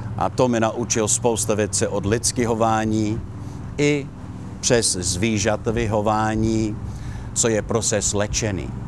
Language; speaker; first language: Czech; non-native, learner; Italian